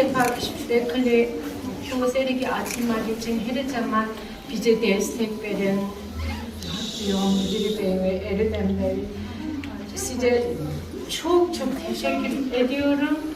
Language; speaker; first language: Turkish; non-native, learner; Korean